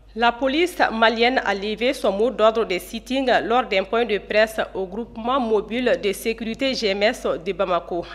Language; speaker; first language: French; non-native, local second language; Bambara